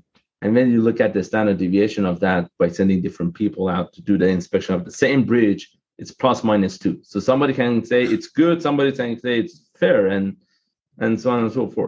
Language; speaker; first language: English; non-native, fluent; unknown